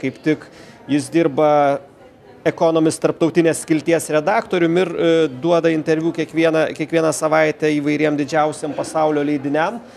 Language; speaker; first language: Lithuanian; native; Lithuanian